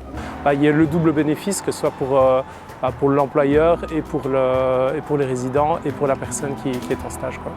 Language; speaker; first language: French; native; French